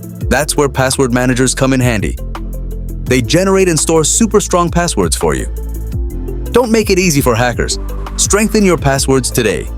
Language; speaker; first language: English; native; English